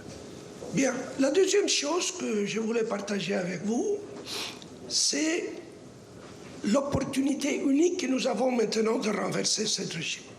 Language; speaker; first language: French; non-native, fluent; Spanish